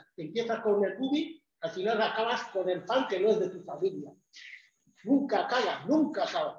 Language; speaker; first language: Spanish; non-native, local second language; Fang